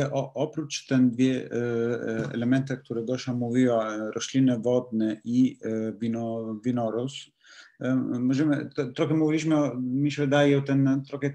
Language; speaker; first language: Polish; non-native, learner; Italian